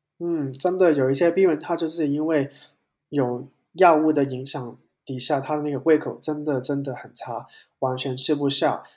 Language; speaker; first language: Chinese; non-native, local second language; Cantonese